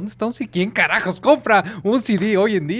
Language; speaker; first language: Spanish; native; Spanish